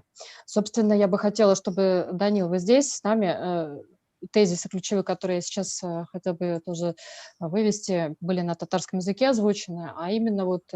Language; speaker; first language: Russian; native; Russian